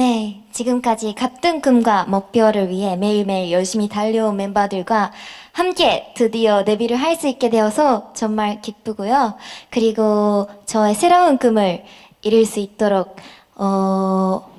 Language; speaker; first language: Korean; non-native, fluent; Japanese